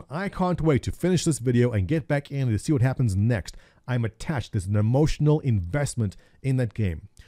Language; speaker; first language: English; native; English